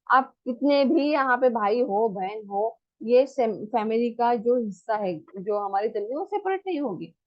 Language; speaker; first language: Hindi; non-native, local second language; Marathi